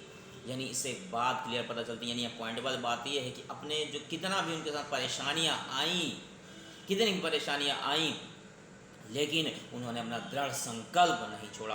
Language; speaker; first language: Hindi; native; Hindi